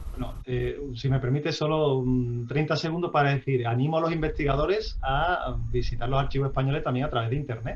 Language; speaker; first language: Spanish; native; Spanish